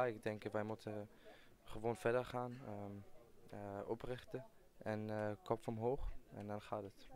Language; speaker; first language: Dutch; non-native, fluent; German